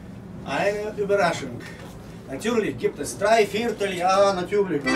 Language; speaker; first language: German; non-native, learner; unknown